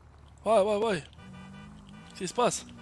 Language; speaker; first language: French; native; French